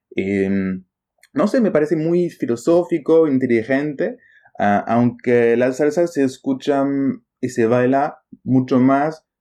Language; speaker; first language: Spanish; non-native, fluent; French